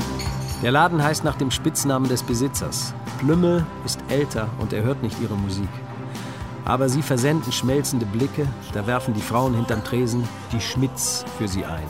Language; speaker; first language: German; native; German